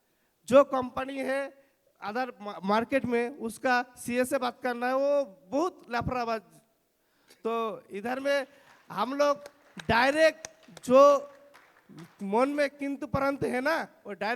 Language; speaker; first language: Hindi; non-native, local second language; Bangla